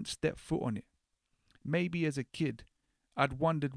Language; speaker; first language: English; native; English